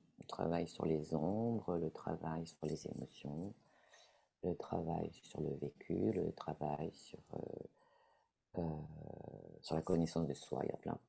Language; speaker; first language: French; non-native, fluent; Italian